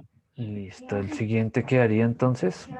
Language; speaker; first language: Spanish; native; Spanish